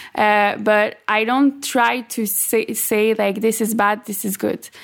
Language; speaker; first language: English; non-native, fluent; French